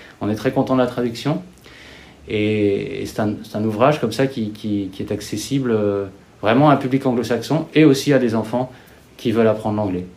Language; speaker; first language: French; native; French